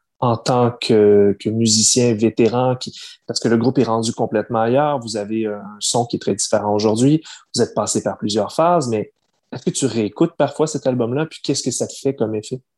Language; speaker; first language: French; native; French